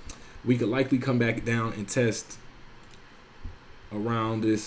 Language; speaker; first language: English; native; English